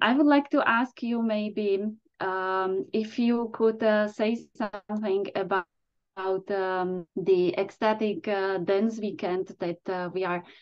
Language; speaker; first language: English; non-native, fluent; Slovak